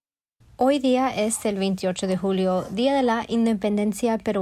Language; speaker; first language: Spanish; early bilingual, heritage; English